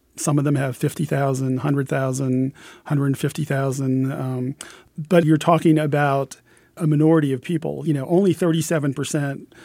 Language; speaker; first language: English; native; English